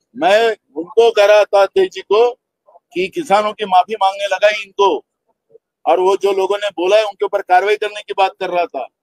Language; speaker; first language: Hindi; non-native, local second language; Marathi